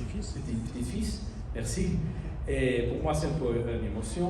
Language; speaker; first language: French; non-native, learner; Spanish